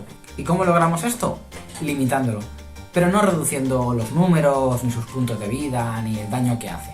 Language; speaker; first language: Spanish; native; Spanish